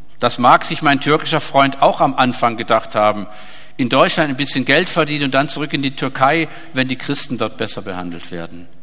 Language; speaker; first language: German; native; German